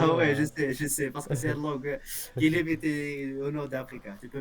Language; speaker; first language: French; non-native, local second language; Berber languages